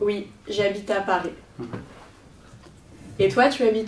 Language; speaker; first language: French; native; French